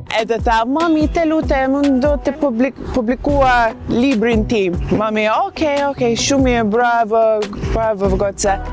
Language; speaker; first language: Albanian; non-native, learner; English